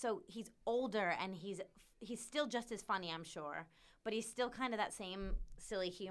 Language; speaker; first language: English; native; English